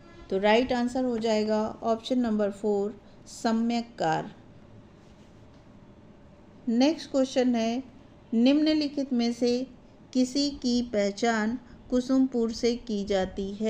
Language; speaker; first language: Hindi; native; Hindi